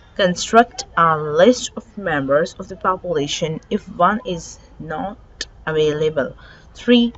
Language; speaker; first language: English; non-native, local second language; Urdu